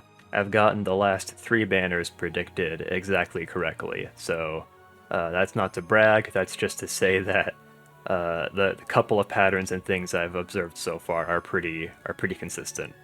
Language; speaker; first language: English; native; English